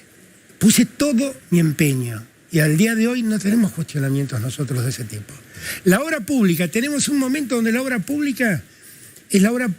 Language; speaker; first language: Spanish; native; Spanish